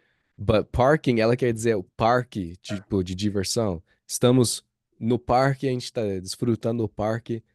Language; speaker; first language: Portuguese; non-native, fluent; English